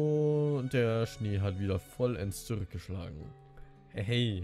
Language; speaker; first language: German; native; German